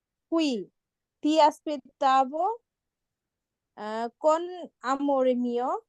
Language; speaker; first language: Italian; non-native, learner; Bangla